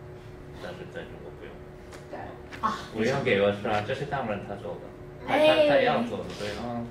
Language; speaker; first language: Chinese; non-native, learner; English